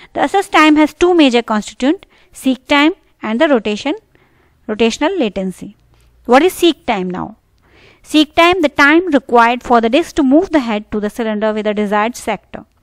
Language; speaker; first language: Hindi; native; Hindi